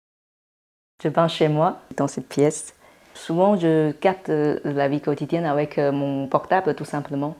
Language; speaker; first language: French; non-native, fluent; Chinese